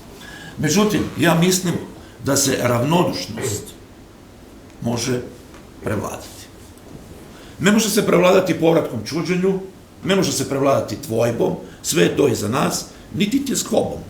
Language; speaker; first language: Croatian; native; Croatian